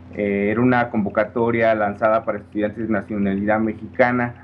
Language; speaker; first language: Spanish; native; Spanish